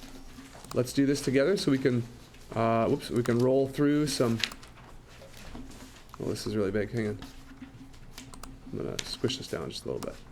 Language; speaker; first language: English; native; English